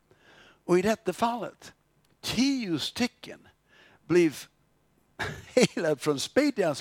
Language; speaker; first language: Swedish; non-native, fluent; English